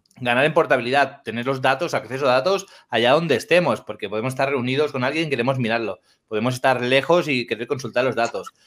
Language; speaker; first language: Spanish; native; Spanish